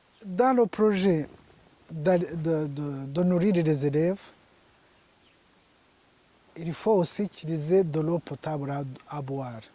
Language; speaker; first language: French; non-native, local second language; Kinyarwanda